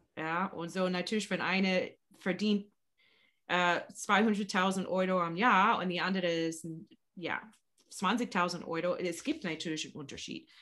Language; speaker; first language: German; non-native, learner; English